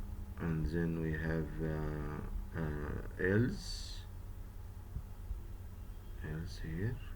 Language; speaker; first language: English; non-native, fluent; Arabic